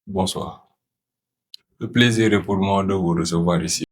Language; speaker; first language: French; non-native, local second language; Wolof